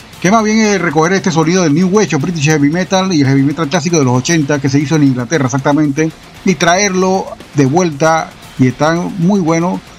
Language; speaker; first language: Spanish; native; Spanish